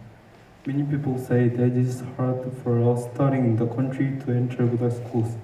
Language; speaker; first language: English; non-native, fluent; Korean